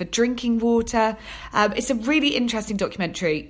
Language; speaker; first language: English; native; English